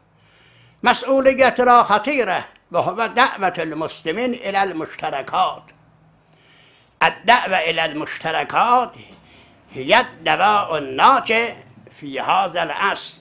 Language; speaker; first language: Arabic; non-native, fluent; Azerbaijani